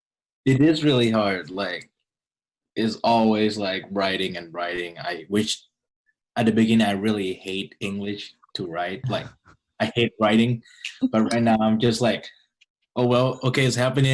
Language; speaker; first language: English; non-native, fluent; Thai